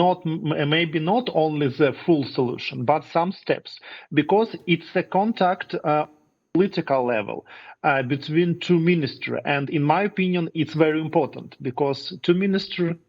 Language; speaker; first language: English; non-native, learner; Ukrainian